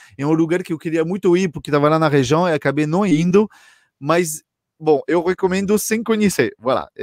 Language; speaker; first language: Portuguese; non-native, fluent; French